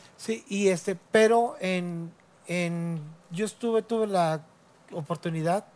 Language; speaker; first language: Spanish; native; Spanish